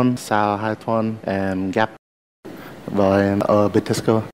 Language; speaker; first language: Vietnamese; non-native, learner; English